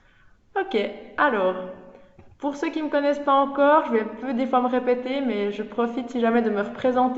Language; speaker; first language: French; native; French